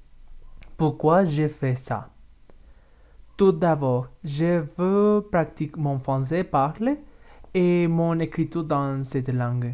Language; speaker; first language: French; non-native, learner; Spanish